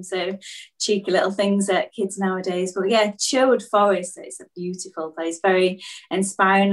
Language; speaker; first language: English; native; English